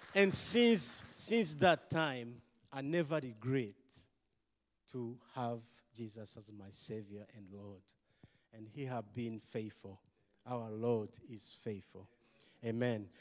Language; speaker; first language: English; non-native, local second language; Kinyarwanda